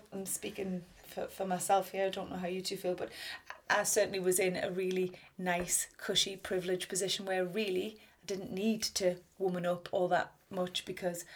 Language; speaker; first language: English; native; English